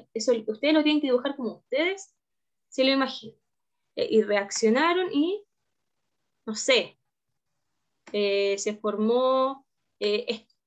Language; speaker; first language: Spanish; native; Spanish